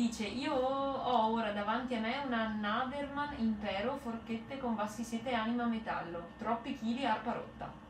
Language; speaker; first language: Italian; native; Italian